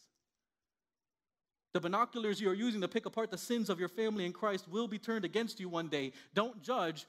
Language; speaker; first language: English; early bilingual, other home language; Spanish